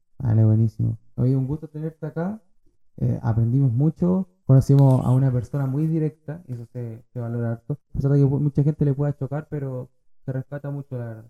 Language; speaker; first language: Spanish; native; Spanish